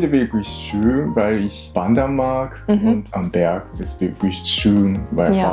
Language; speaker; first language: German; non-native, learner; Japanese